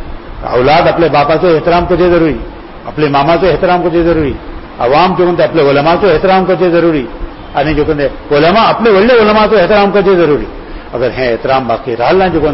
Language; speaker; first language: Marathi; non-native, local second language; Urdu